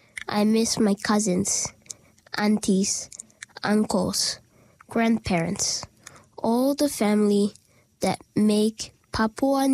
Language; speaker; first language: English; native; English